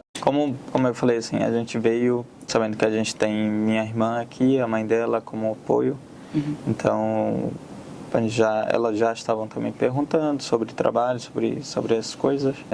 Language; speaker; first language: Portuguese; non-native, fluent; Arabic